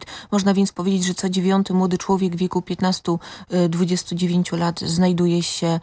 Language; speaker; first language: Polish; native; Polish